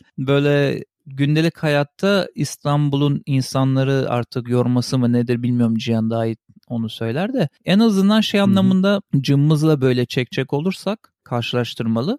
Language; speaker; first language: Turkish; native; Turkish